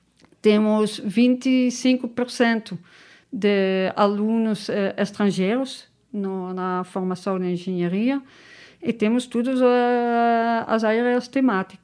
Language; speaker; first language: Portuguese; non-native, learner; Dutch